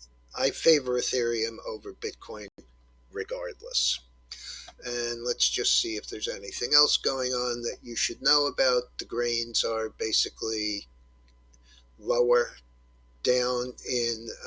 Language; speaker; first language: English; native; English